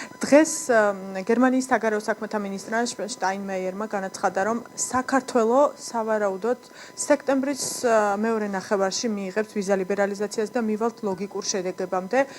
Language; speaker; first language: Georgian; native; Georgian